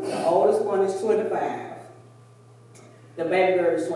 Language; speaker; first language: English; native; English